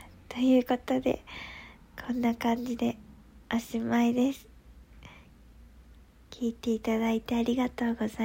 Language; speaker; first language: Japanese; native; Japanese